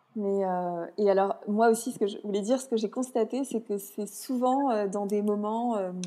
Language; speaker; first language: French; native; French